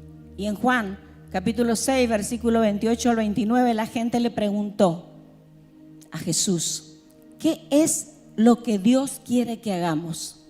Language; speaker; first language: Spanish; native; Spanish